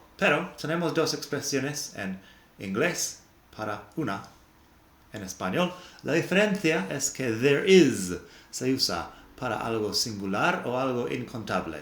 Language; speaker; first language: Spanish; non-native, fluent; English